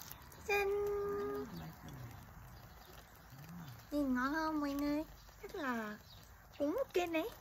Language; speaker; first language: Vietnamese; non-native, fluent; Korean